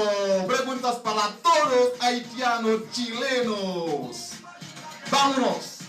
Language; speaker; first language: Spanish; non-native, learner; Haitian Creole